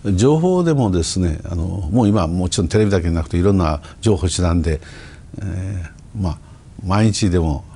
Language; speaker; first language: Japanese; native; Japanese